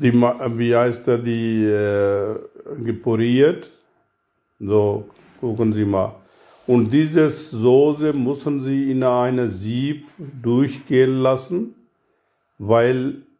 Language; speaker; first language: German; non-native, learner; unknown